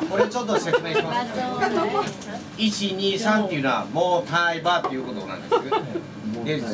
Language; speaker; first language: Japanese; non-native, fluent; Vietnamese